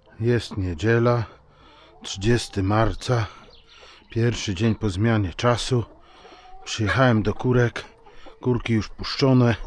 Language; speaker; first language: Polish; native; Polish